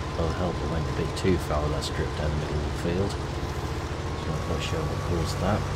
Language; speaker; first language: English; native; English